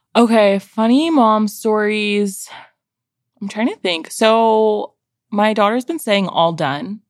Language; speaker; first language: English; native; English